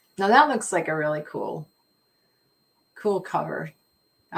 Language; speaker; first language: English; native; English